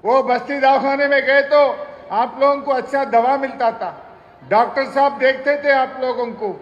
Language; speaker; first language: Hindi; non-native, local second language; Telugu